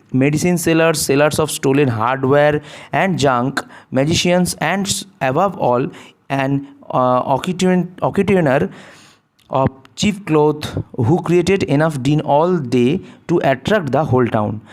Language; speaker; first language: English; non-native, local second language; Bangla